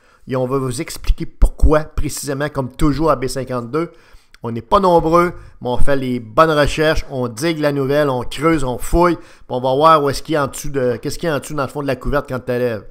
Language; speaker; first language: French; native; French